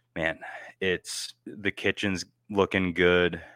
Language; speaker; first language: English; native; English